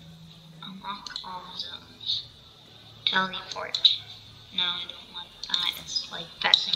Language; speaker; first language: English; native; English